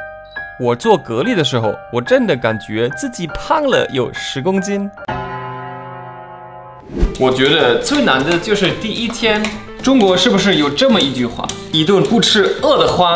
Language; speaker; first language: Chinese; non-native, fluent; German